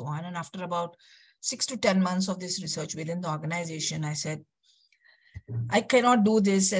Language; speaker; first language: English; non-native, local second language; Kannada